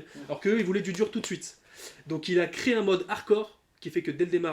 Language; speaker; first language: French; native; French